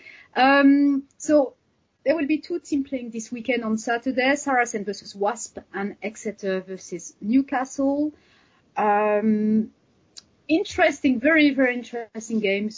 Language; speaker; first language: English; non-native, fluent; French